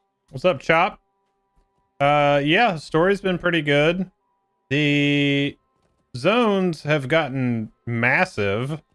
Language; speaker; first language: English; native; English